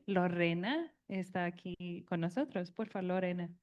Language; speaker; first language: Spanish; non-native, learner; English